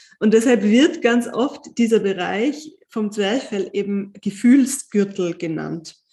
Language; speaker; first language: German; native; German